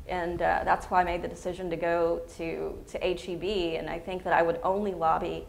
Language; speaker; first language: English; native; English